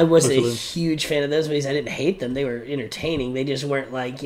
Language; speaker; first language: English; native; English